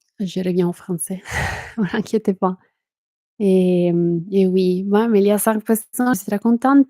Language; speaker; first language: French; non-native, fluent; Italian